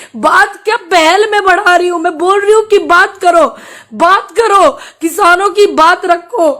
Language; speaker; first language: Hindi; native; Hindi